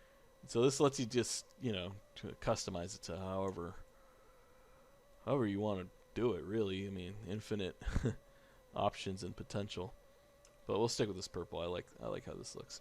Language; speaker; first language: English; native; English